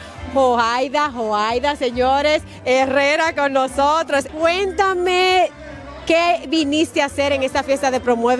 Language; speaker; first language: Spanish; native; Spanish